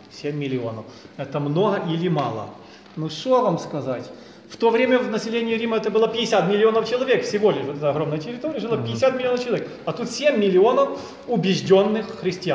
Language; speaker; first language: Russian; native; Russian